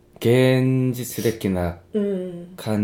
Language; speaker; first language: Japanese; non-native, fluent; Korean